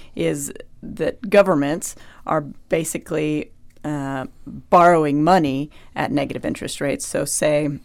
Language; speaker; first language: English; native; English